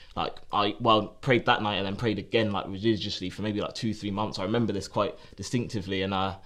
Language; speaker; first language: English; native; English